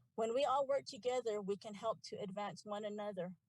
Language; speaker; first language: English; native; English